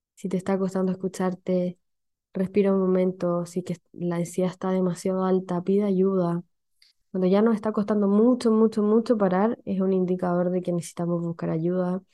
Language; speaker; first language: Spanish; native; Spanish